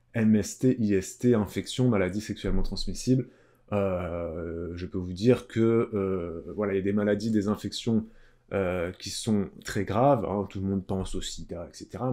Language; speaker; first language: French; native; French